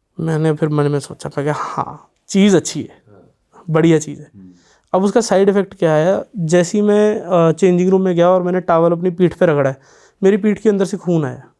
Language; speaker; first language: Hindi; non-native, local second language; Punjabi